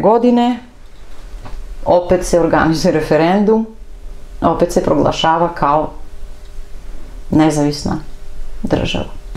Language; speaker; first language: Serbian; non-native, fluent; Armenian